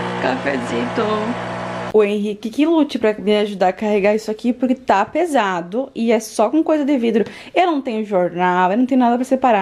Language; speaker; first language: Portuguese; native; Portuguese